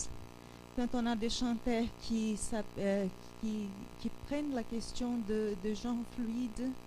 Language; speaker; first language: French; non-native, fluent; Portuguese